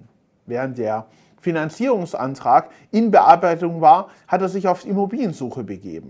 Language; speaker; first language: German; native; German